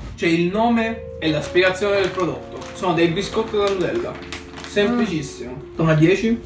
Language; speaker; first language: Italian; native; Italian